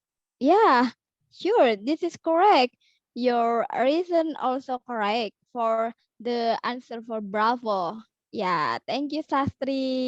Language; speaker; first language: English; non-native, learner; Indonesian